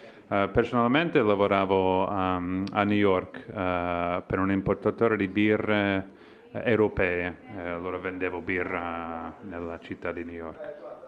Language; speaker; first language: Italian; non-native, fluent; English